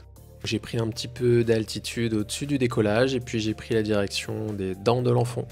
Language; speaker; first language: French; native; French